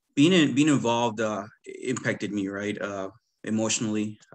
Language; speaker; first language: English; early bilingual, other home language; Spanish